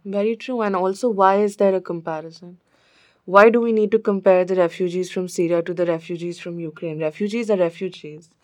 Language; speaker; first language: English; non-native, local second language; Hindi